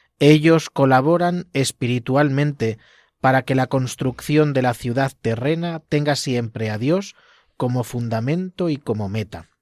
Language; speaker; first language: Spanish; native; Spanish